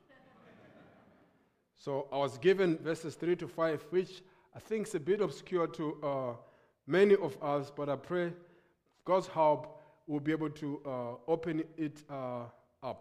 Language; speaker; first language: English; non-native, local second language; Nyanja